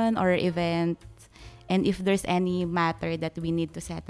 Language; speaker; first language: English; non-native, local second language; Filipino